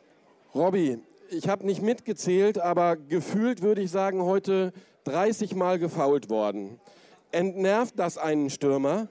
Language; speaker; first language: German; native; German